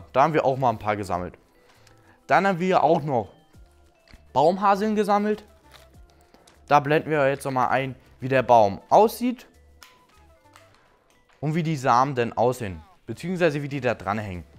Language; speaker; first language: German; native; German